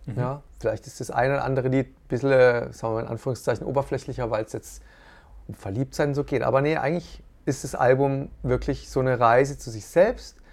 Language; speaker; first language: German; native; German